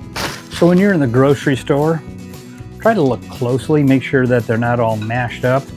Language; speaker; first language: English; native; English